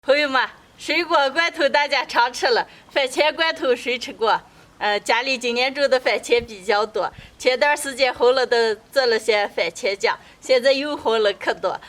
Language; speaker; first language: Chinese; native; Chinese